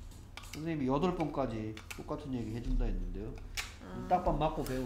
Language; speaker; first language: Korean; native; Korean